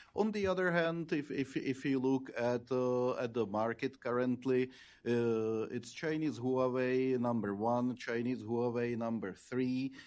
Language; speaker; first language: English; non-native, fluent; Czech